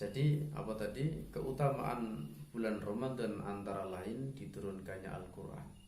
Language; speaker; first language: Indonesian; native; Indonesian